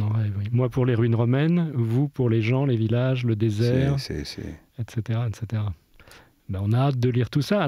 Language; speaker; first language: French; native; French